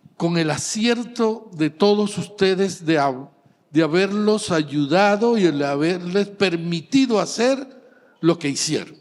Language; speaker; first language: Spanish; native; Spanish